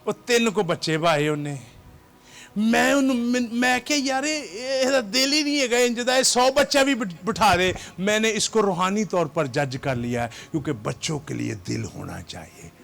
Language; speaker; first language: Urdu; non-native, local second language; Punjabi